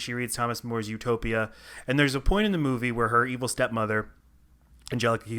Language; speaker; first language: English; native; English